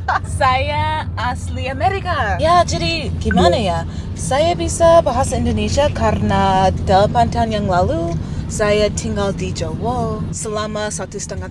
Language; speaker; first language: Indonesian; non-native, learner; English